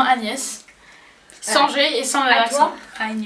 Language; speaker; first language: French; native; French